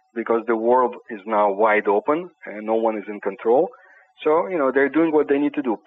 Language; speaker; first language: English; non-native, fluent; Ukrainian